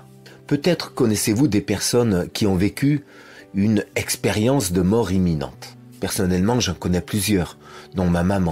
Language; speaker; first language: French; native; French